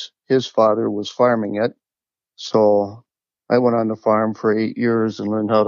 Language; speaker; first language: English; native; English